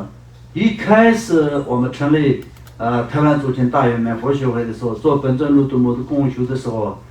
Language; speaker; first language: Chinese; non-native, local second language; Tibetan